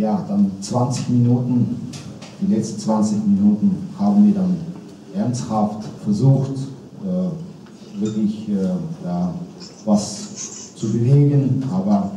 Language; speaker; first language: German; non-native, fluent; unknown